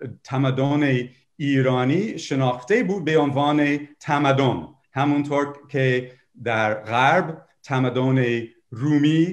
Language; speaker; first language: Persian; non-native, fluent; English